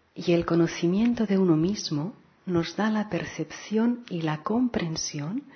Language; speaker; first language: Spanish; non-native, local second language; Catalan